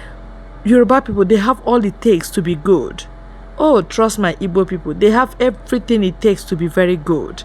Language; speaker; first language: English; non-native, local second language; Igbo